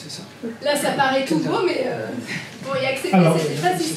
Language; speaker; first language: French; native; French